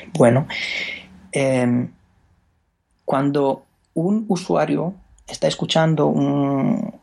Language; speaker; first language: Spanish; non-native, fluent; Romanian